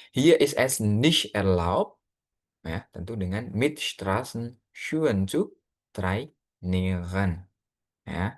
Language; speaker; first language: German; non-native, fluent; Indonesian